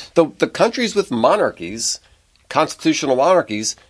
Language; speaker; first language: English; native; English